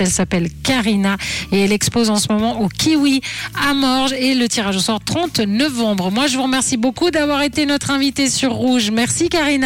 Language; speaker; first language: French; early bilingual, other home language; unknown